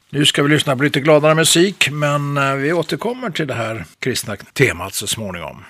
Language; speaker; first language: Swedish; native; Swedish